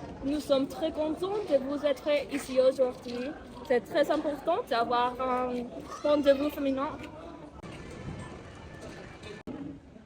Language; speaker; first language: French; non-native, learner; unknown